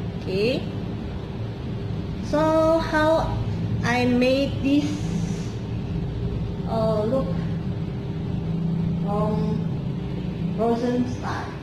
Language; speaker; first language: English; non-native, learner; Indonesian